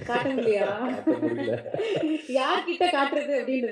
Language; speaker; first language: Tamil; native; Tamil